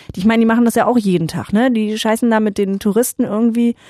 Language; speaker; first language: German; native; German